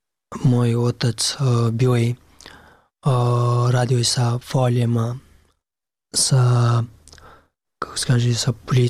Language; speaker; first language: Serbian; non-native, learner; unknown